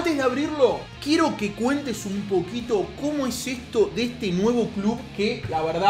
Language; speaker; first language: Spanish; native; Spanish